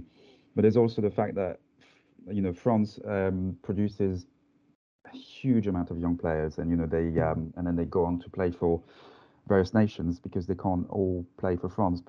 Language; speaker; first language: English; non-native, fluent; French